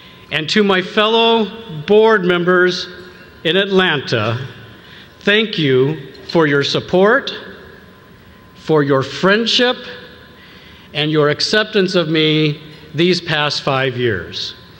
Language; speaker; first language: English; native; English